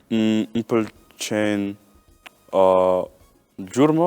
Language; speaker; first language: Albanian; non-native, learner; English